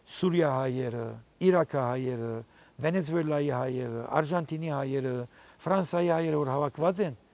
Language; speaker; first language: Armenian; early bilingual, heritage; Armenian